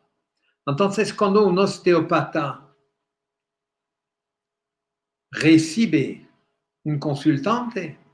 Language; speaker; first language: Spanish; non-native, fluent; French